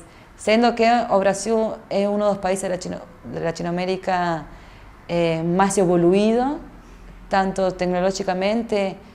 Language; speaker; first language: Portuguese; non-native, fluent; Spanish